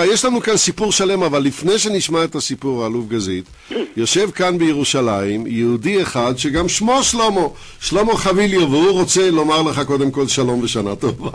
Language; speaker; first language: Hebrew; native; Hebrew